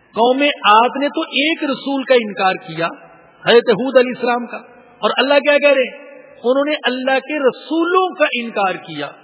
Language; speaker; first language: Urdu; non-native, local second language; Punjabi